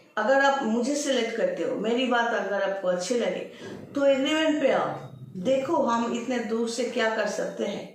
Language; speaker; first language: Hindi; non-native, local second language; Bangla